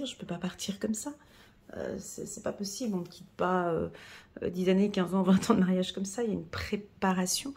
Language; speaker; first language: French; native; French